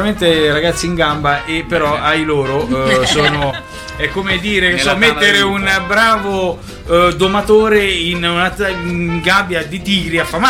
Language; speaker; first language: Italian; native; Italian